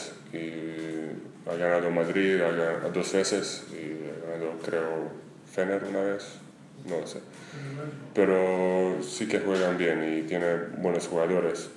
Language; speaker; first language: Spanish; non-native, fluent; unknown